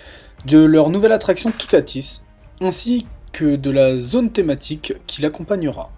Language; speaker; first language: French; native; French